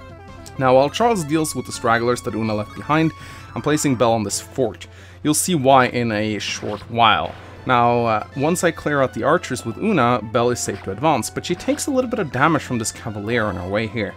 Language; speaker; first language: English; native; English